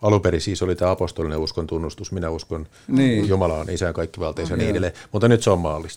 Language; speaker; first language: Finnish; native; Finnish